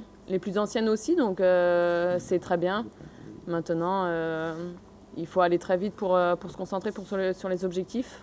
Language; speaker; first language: French; native; French